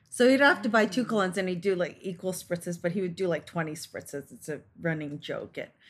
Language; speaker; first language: English; native; English